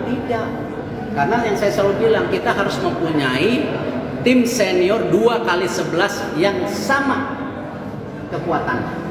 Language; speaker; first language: Indonesian; native; Indonesian